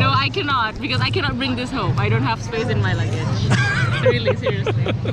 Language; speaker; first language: English; non-native, local second language; Indonesian